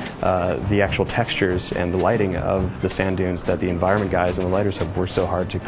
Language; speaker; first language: English; native; English